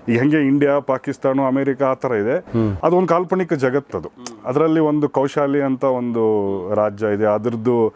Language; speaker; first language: Kannada; native; Kannada